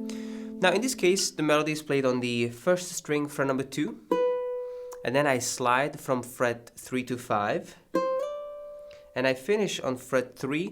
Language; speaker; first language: English; non-native, fluent; Italian